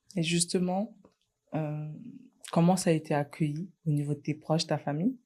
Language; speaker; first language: French; native; French